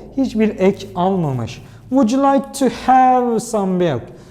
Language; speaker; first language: English; non-native, fluent; Turkish